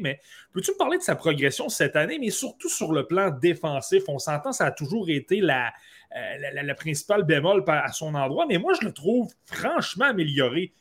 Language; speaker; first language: French; native; French